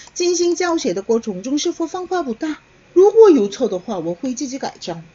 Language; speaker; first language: Chinese; non-native, fluent; Korean